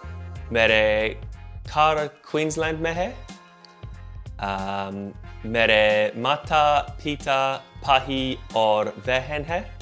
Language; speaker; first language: Hindi; non-native, learner; English